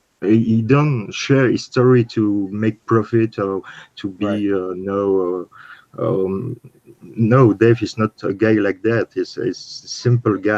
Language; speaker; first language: English; non-native, learner; French